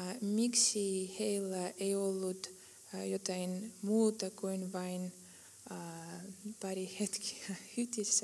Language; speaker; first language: Finnish; non-native, fluent; Russian